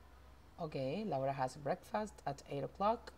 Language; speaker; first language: English; non-native, fluent; Spanish